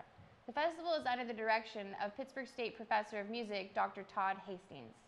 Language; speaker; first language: English; native; English